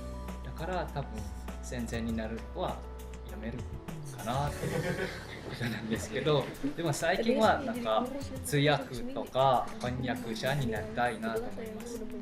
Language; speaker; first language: Japanese; non-native, fluent; Indonesian